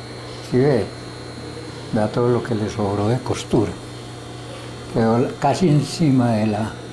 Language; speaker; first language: Spanish; native; Spanish